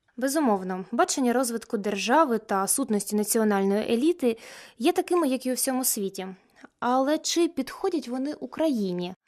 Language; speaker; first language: Ukrainian; native; Ukrainian